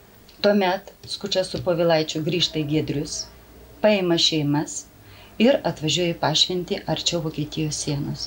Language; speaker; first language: Lithuanian; native; Lithuanian